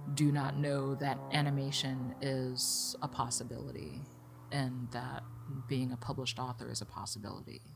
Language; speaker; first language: English; native; English